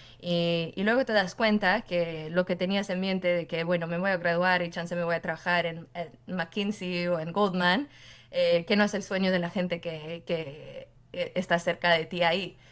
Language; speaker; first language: Spanish; non-native, fluent; Portuguese